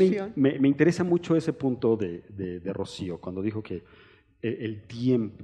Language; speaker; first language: Spanish; native; Spanish